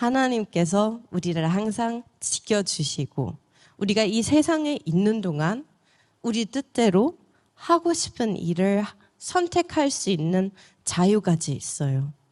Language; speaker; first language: Korean; non-native, fluent; German